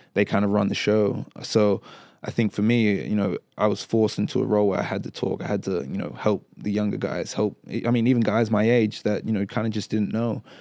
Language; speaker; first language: English; native; English